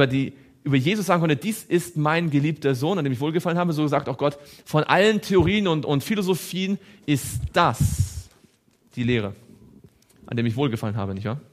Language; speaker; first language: German; native; German